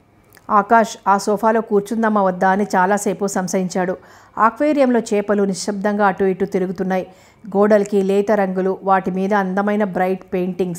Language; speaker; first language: Telugu; native; Telugu